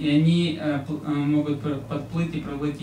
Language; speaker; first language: Russian; native; Russian